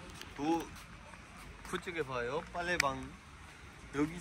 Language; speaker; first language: Korean; non-native, learner; Urdu